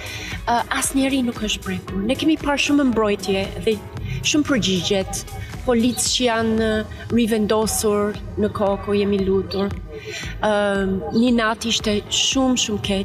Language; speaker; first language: Albanian; non-native, learner; English